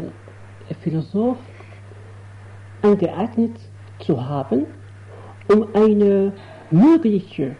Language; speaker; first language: German; non-native, fluent; Arabic